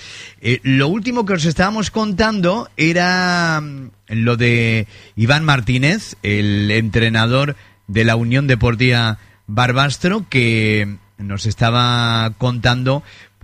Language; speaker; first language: Spanish; native; Spanish